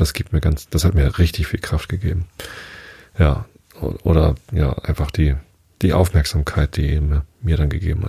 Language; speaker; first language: German; native; German